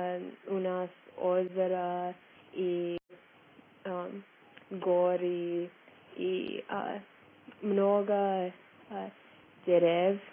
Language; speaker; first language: Russian; non-native, learner; English